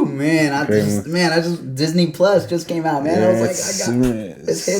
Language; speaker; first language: English; native; English